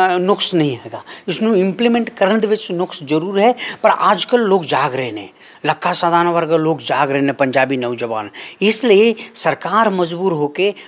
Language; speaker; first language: Punjabi; non-native, fluent; Kannada